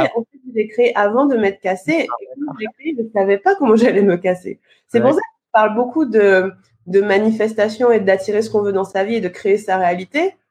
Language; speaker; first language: French; native; French